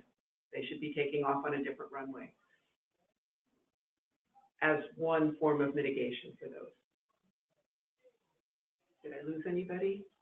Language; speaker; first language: English; native; English